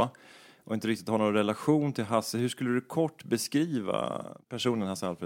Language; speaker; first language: Swedish; native; Swedish